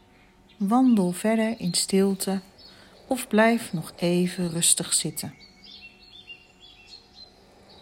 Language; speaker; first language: Dutch; native; Dutch